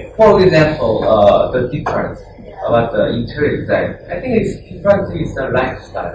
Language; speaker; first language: English; non-native, learner; Korean